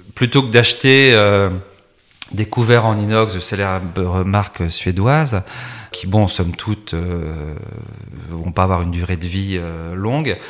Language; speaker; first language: French; native; French